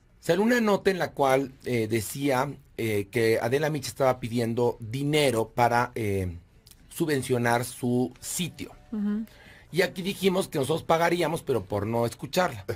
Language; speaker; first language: Spanish; native; Spanish